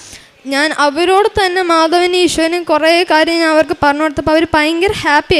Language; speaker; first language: Malayalam; early bilingual, heritage; Malayalam